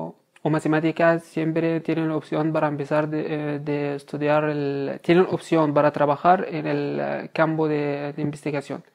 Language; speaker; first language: Spanish; non-native, fluent; Arabic